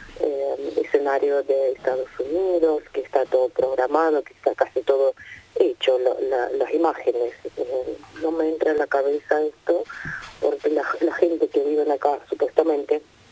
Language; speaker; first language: Spanish; non-native, fluent; Ukrainian